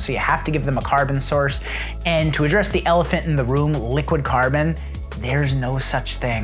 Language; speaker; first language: English; native; English